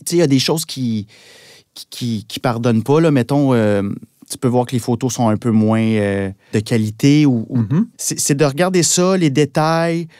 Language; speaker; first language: French; native; French